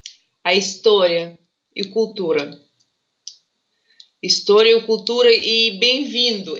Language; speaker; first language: Portuguese; non-native, fluent; Russian